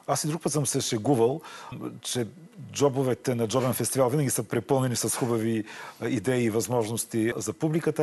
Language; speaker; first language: Bulgarian; native; Bulgarian